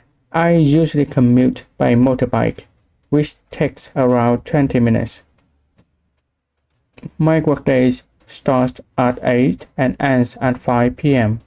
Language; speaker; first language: English; non-native, learner; Vietnamese